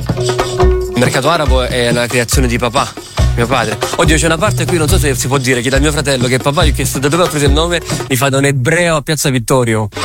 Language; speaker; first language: Italian; early bilingual, other home language; Arabic